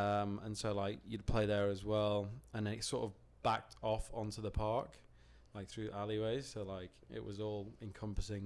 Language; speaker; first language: English; native; English